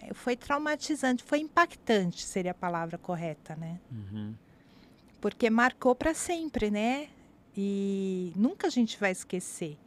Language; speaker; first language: Portuguese; native; Portuguese